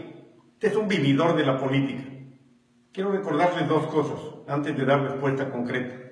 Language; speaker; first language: Spanish; native; Spanish